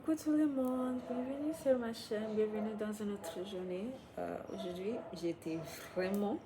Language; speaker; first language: French; non-native, fluent; English